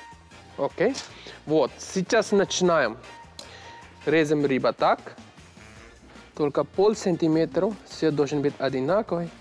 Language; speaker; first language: Russian; non-native, learner; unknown